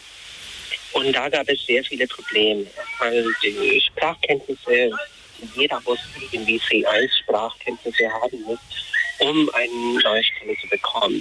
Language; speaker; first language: German; non-native, fluent; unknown